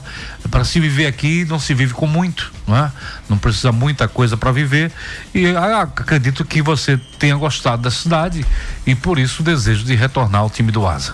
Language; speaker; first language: Portuguese; native; Portuguese